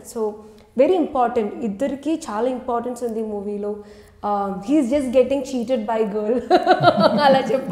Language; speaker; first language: Telugu; non-native, learner; Malayalam